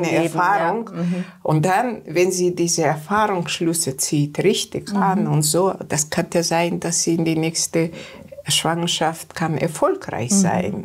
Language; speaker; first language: German; non-native, learner; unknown